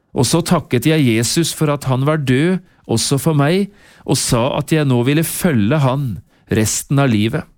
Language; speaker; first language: Norwegian; native; Norwegian